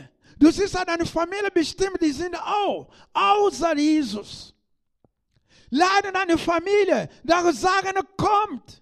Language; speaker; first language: German; non-native, learner; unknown